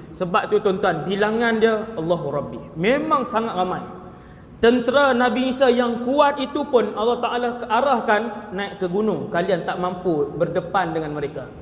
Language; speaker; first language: Malay; native; Malay